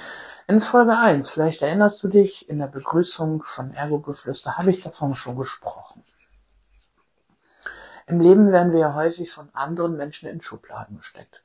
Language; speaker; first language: German; native; German